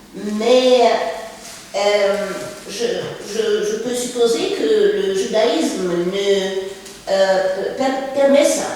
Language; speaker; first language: French; non-native, fluent; Russian